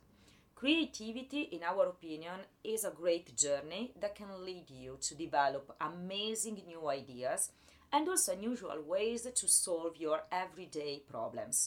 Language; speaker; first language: English; non-native, fluent; Italian